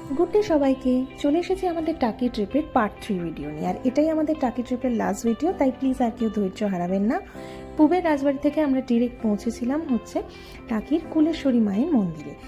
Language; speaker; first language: Bangla; native; Bangla